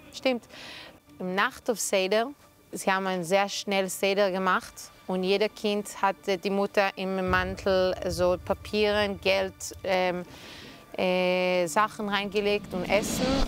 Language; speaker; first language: German; non-native, fluent; Hebrew